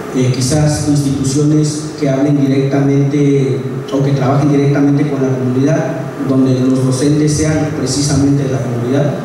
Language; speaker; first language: Spanish; non-native, local second language; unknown